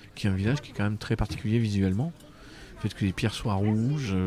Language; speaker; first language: French; native; French